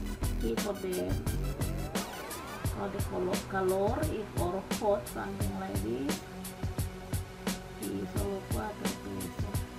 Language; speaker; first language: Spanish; non-native, learner; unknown